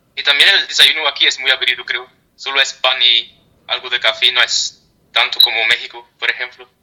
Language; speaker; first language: Spanish; non-native, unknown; Dutch